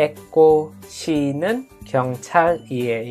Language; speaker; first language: Korean; non-native, fluent; Indonesian